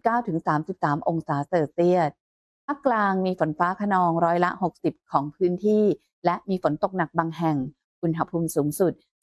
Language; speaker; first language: Thai; native; Thai